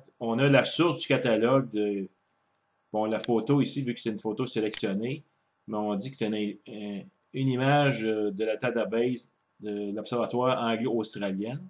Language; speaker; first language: French; native; French